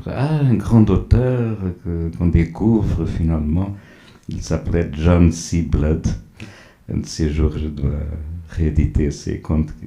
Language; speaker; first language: French; non-native, fluent; Portuguese